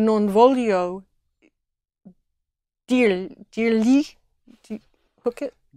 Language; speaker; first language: Italian; non-native, learner; English